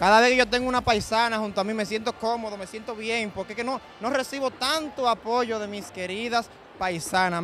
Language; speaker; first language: Spanish; native; Spanish